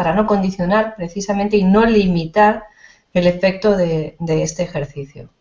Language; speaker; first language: Spanish; native; Spanish